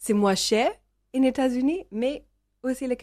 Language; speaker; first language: French; non-native, learner; English